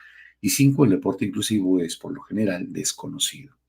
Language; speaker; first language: Spanish; native; Spanish